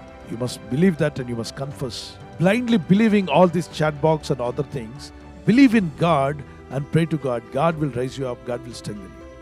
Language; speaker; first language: English; non-native, local second language; Telugu